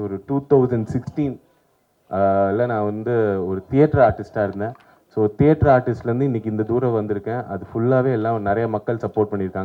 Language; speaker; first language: Tamil; native; Tamil